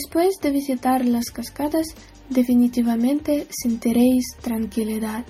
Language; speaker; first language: Spanish; non-native, learner; Ukrainian